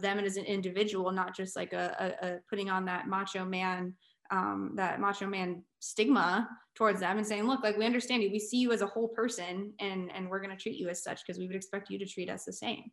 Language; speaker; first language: English; native; English